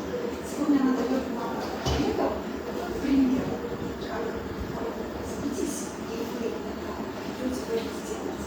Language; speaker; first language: Russian; non-native, local second language; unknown